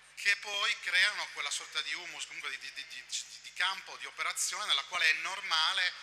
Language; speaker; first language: Italian; native; Italian